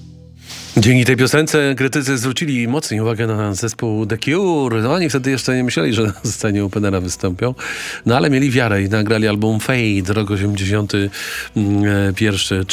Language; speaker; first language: Polish; native; Polish